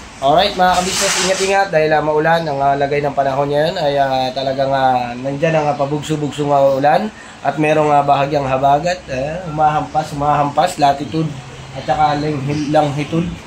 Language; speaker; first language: Filipino; non-native, local second language; Bikol